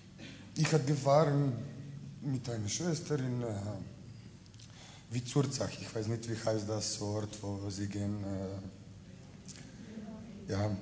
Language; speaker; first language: German; non-native, learner; Croatian